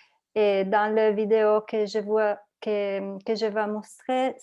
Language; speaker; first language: French; non-native, learner; Italian